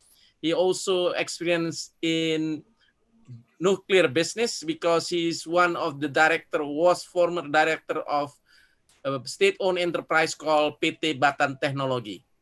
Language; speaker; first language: English; non-native, fluent; Indonesian